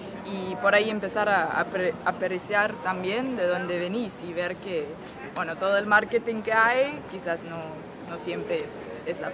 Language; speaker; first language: Spanish; non-native, fluent; Danish